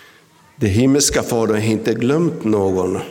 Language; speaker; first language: Swedish; non-native, local second language; Finnish